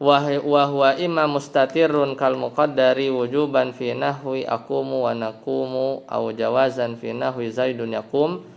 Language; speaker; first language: Arabic; non-native, fluent; Indonesian